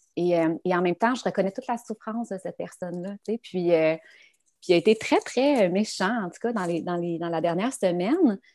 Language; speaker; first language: French; native; French